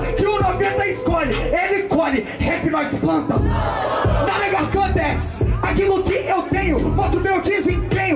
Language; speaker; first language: Portuguese; native; Portuguese